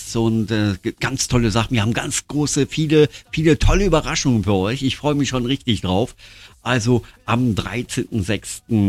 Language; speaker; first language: German; native; German